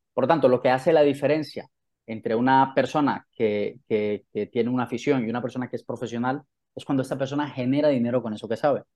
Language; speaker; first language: Spanish; native; Spanish